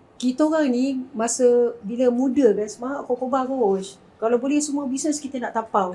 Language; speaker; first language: Malay; native; Malay